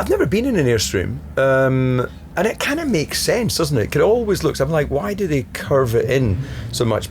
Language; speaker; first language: English; native; English